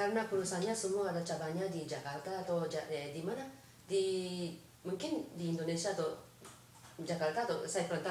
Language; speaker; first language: Indonesian; non-native, fluent; Japanese